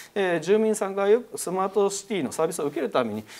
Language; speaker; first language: Japanese; native; Japanese